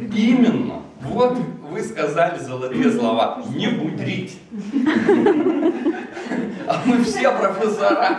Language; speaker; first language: Russian; non-native, fluent; Lithuanian